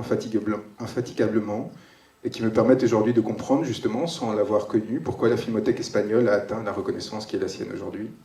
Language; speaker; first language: French; native; French